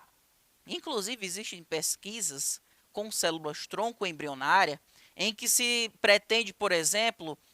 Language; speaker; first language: Portuguese; native; Portuguese